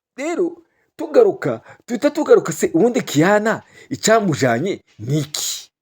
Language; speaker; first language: Kinyarwanda; native; Kinyarwanda